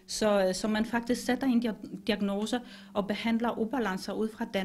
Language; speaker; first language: Danish; non-native, fluent; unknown